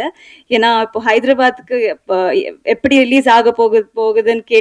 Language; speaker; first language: Tamil; non-native, learner; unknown